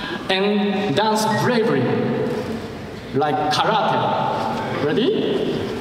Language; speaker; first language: English; non-native, learner; Japanese